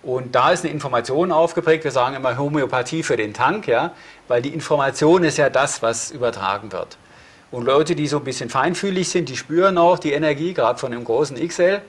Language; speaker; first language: German; native; German